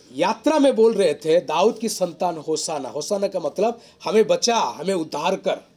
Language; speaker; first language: Hindi; non-native, local second language; Odia